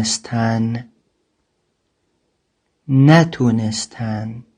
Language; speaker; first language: Persian; non-native, fluent; Central Kurdish